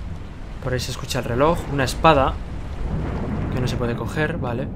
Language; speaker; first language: Spanish; native; Spanish